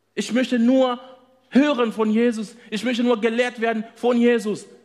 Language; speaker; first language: German; non-native, fluent; Swahili